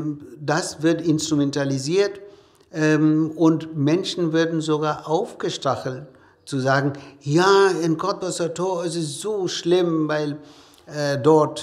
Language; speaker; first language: German; non-native, fluent; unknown